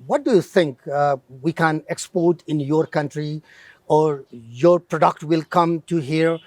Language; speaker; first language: English; non-native, local second language; Nepali